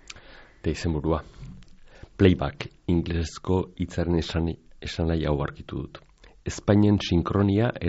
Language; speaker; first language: Basque; native; Basque